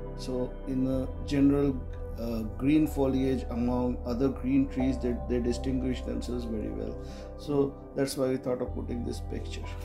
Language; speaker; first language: English; non-native, local second language; Hindi